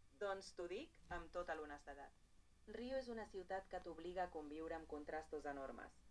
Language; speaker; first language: Catalan; non-native, fluent; Portuguese